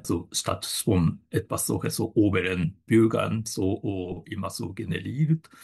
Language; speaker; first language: German; non-native, fluent; Japanese